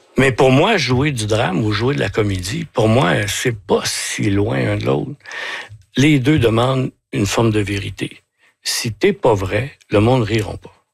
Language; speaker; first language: French; native; French